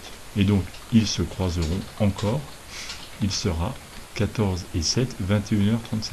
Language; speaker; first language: French; native; French